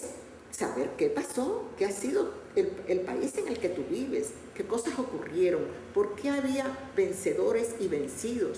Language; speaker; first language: Spanish; native; Spanish